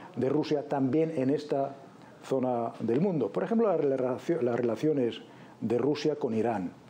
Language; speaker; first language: Spanish; non-native, fluent; Polish